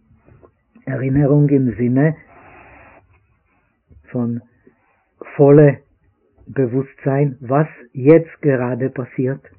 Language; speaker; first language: German; non-native, fluent; Czech